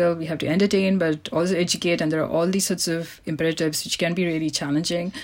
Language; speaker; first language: English; non-native, local second language; Malayalam